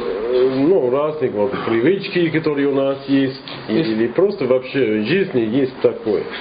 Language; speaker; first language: Russian; non-native, fluent; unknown